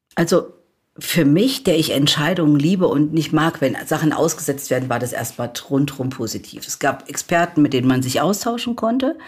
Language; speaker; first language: German; native; German